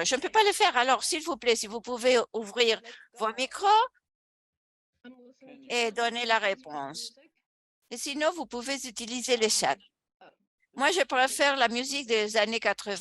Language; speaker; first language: French; non-native, fluent; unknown